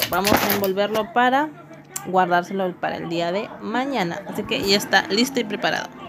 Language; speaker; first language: Spanish; native; Spanish